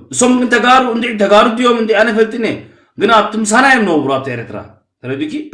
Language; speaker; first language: Tigrinya; early bilingual, heritage; Tigrinya